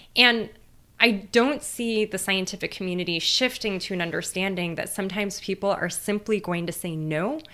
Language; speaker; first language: English; native; English